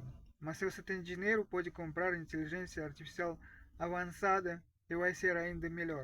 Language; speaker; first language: Portuguese; non-native, fluent; Russian